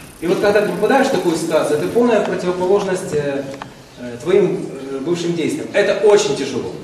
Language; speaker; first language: Russian; native; Russian